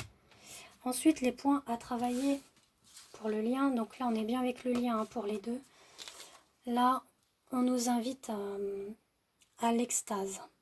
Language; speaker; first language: French; native; French